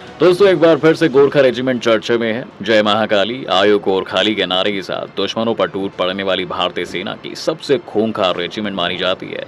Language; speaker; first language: Hindi; native; Hindi